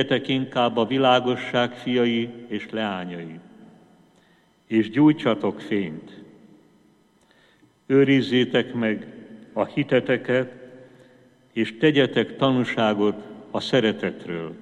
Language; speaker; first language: Hungarian; native; Hungarian